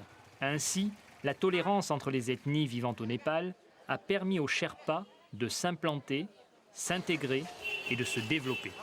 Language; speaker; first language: French; native; French